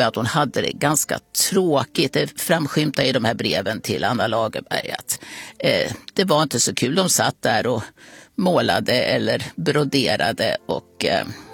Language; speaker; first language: Swedish; native; Swedish